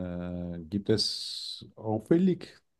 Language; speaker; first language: German; non-native, learner; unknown